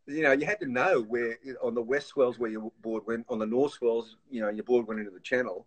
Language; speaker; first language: English; native; English